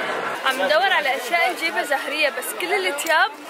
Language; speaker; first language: Arabic; native; Arabic